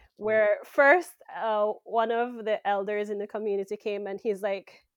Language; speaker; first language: English; native; English